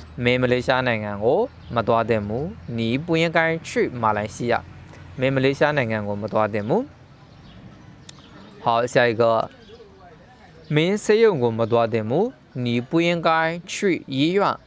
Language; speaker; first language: Chinese; non-native, learner; Burmese